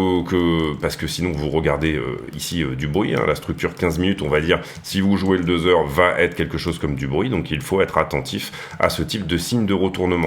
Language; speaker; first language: French; native; French